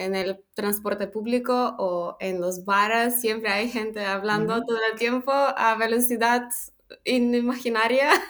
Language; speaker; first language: Spanish; non-native, learner; Macedonian